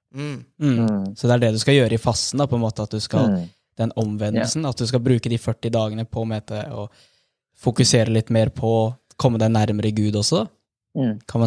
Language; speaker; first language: Norwegian; native; Norwegian